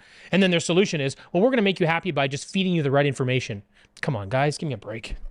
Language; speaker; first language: English; native; English